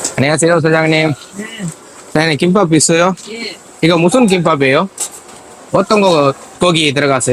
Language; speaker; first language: Korean; non-native, learner; Tamil